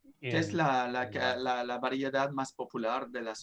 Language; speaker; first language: Spanish; non-native, fluent; French